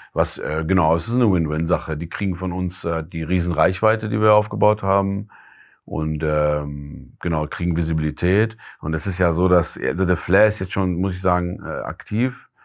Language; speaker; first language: German; early bilingual, other home language; Persian